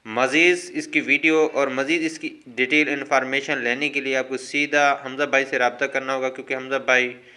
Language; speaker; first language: Urdu; non-native, local second language; Punjabi